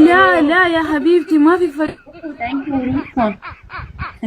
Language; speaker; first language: Arabic; non-native, learner; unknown